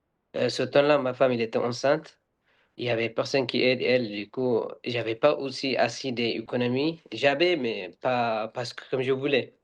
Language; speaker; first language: French; non-native, learner; Arabic